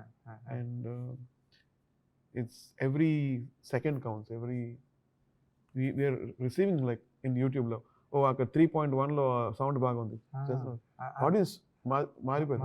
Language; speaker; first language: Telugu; non-native, learner; Tamil